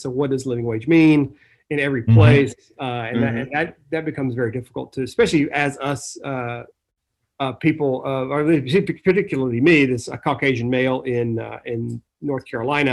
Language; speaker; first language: English; native; English